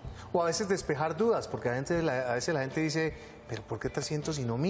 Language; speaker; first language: Spanish; native; Spanish